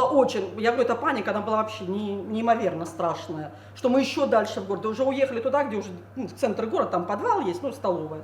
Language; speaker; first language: Russian; native; Russian